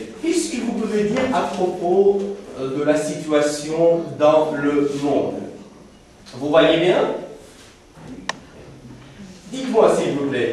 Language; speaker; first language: French; non-native, fluent; Russian